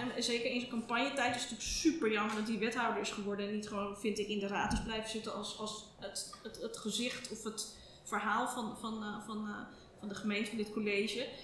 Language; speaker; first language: Dutch; native; Dutch